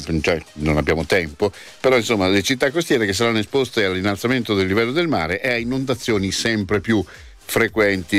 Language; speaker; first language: Italian; native; Italian